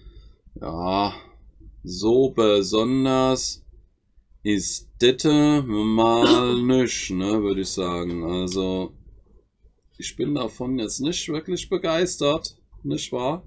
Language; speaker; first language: German; native; German